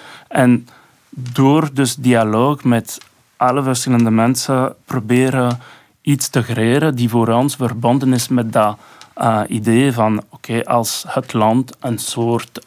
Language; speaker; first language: Dutch; non-native, local second language; French